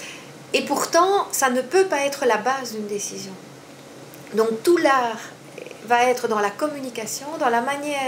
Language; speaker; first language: French; native; French